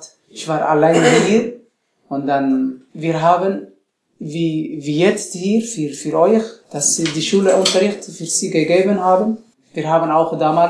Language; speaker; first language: German; non-native, learner; Tigrinya